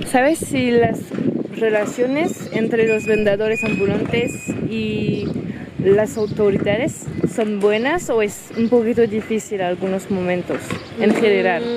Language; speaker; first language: Spanish; non-native, learner; French